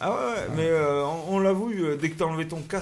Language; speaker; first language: French; native; French